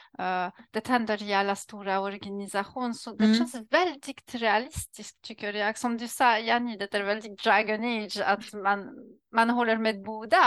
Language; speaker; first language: Swedish; non-native, learner; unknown